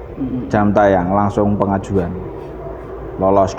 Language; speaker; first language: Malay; non-native, local second language; Javanese